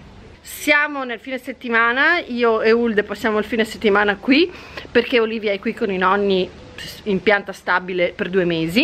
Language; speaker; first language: Italian; native; Italian